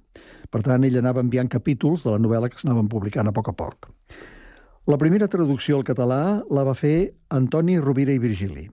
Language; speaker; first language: Catalan; native; Catalan